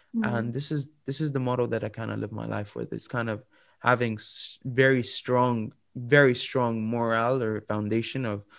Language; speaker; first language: English; non-native, fluent; Arabic